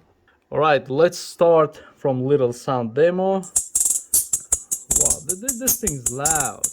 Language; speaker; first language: English; non-native, local second language; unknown